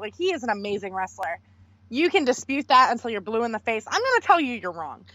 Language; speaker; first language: English; native; English